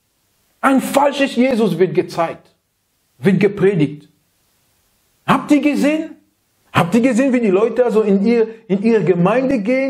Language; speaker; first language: German; non-native, learner; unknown